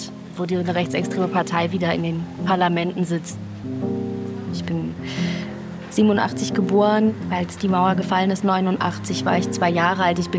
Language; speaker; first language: German; native; German